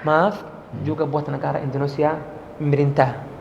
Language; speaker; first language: Indonesian; non-native, learner; Arabic